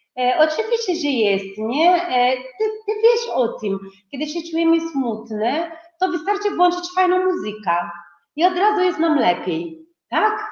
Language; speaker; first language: Polish; non-native, fluent; Portuguese